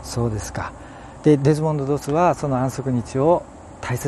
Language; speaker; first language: Japanese; native; Japanese